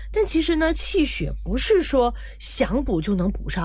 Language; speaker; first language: Chinese; native; Chinese